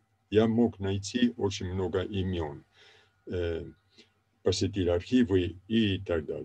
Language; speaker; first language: Russian; non-native, fluent; Italian